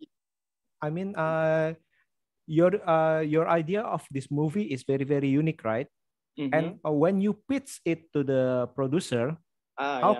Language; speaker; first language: English; non-native, learner; Indonesian